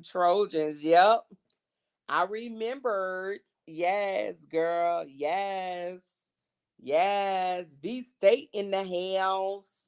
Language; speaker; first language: English; native; English